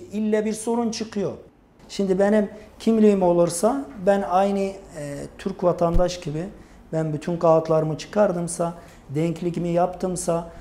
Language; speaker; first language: Turkish; non-native, fluent; Arabic